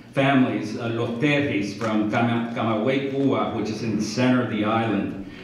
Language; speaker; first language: English; early bilingual, other home language; Spanish